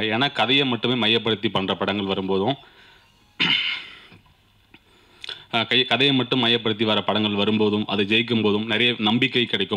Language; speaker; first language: Tamil; native; Tamil